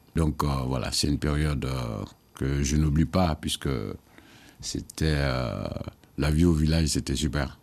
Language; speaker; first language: French; non-native, local second language; Dyula